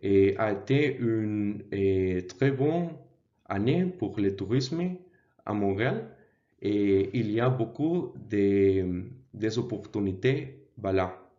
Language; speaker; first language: French; non-native, learner; Spanish